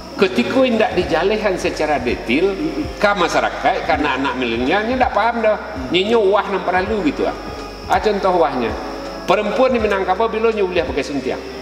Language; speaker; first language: Malay; non-native, local second language; Minangkabau